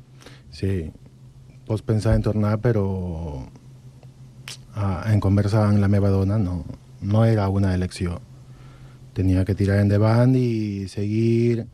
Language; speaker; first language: Catalan; non-native, fluent; Spanish